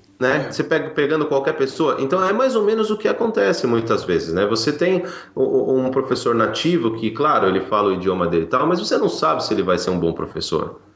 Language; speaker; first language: Portuguese; native; Portuguese